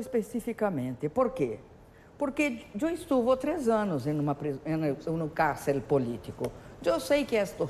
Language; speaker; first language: Spanish; non-native, learner; Portuguese